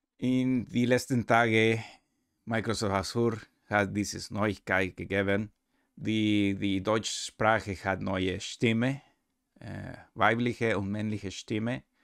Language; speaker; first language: German; non-native, learner; Spanish